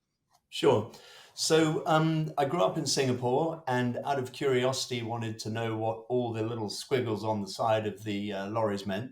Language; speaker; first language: English; native; English